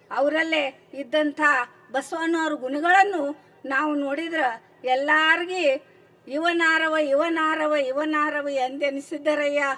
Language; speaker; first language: Kannada; non-native, local second language; Marathi